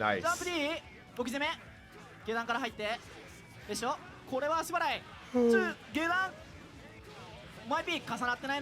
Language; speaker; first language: Japanese; native; Japanese